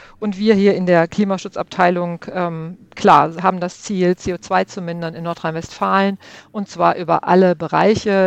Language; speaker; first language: German; native; German